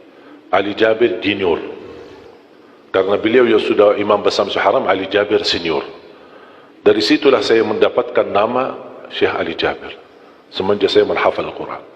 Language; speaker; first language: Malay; non-native, fluent; Arabic